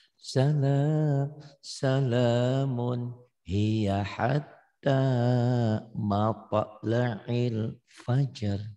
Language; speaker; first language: Indonesian; native; Indonesian